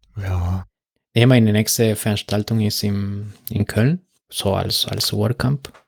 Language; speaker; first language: German; non-native, fluent; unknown